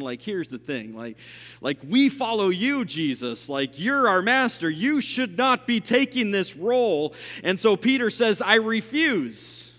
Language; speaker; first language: English; native; English